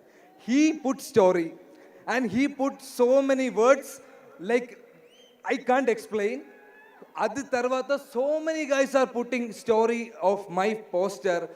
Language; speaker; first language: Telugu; non-native, learner; Malayalam